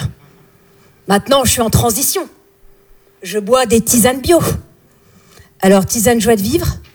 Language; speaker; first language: French; native; French